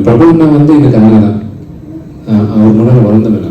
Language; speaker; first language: Tamil; non-native, local second language; Telugu